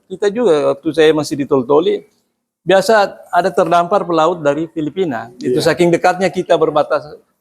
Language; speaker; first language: Indonesian; non-native, local second language; Buginese